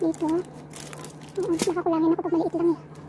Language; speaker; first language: Filipino; native; Filipino